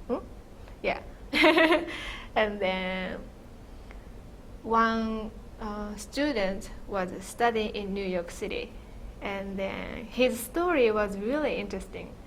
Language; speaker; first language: English; non-native, fluent; Japanese